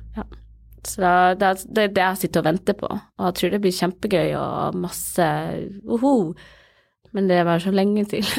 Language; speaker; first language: Norwegian; early bilingual, other home language; Somali